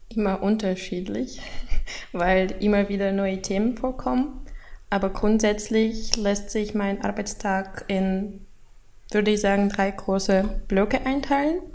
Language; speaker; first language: German; non-native, fluent; Russian